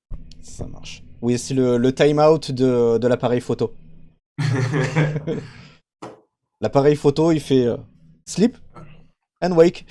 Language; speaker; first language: French; native; French